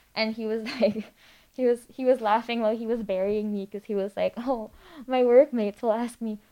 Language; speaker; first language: English; non-native, local second language; Filipino